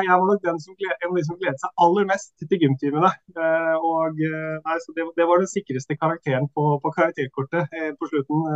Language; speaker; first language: Norwegian; early bilingual, other home language; Swedish